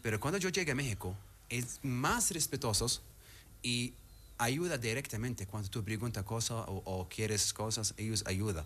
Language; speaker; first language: Spanish; non-native, learner; Arabic